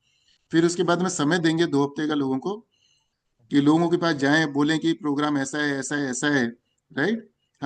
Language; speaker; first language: Hindi; native; Hindi